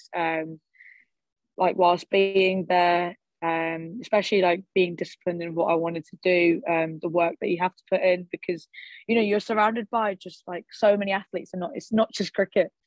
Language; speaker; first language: English; early bilingual, other home language; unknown